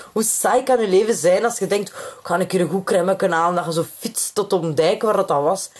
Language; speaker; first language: Dutch; native; Dutch